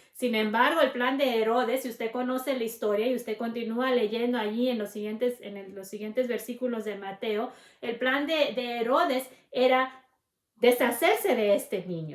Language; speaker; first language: Spanish; native; Spanish